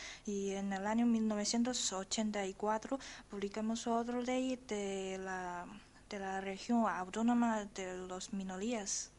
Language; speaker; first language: Spanish; non-native, learner; Chinese